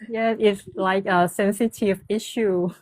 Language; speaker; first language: English; non-native, learner; Thai